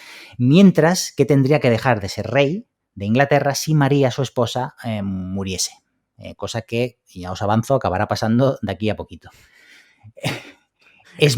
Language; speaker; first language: Spanish; native; Spanish